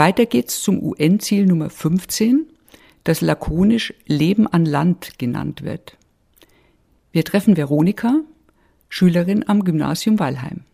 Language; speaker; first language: German; native; German